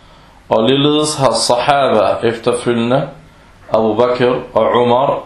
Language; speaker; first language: Danish; early bilingual, other home language; Arabic